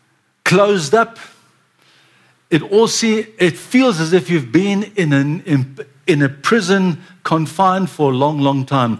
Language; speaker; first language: English; native; English